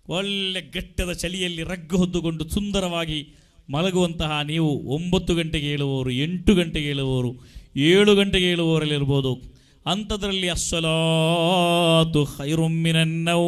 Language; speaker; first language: Kannada; native; Kannada